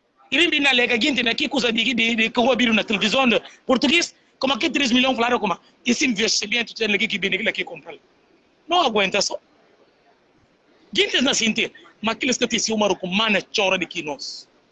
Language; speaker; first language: Portuguese; non-native, local second language; Upper Guinea Crioulo